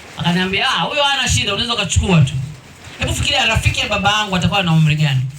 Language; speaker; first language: Swahili; native; Swahili